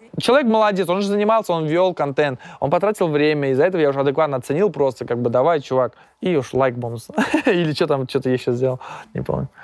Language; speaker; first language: Russian; non-native, local second language; Tatar